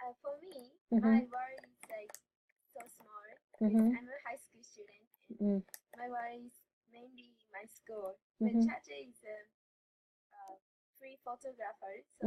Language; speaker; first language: English; non-native, learner; Japanese